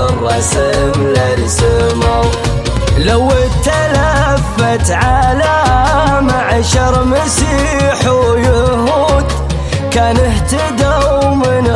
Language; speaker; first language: Arabic; native; Arabic